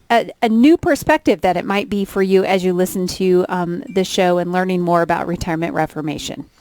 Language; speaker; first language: English; native; English